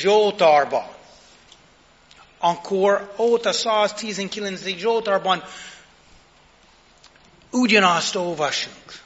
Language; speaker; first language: Hungarian; non-native, fluent; English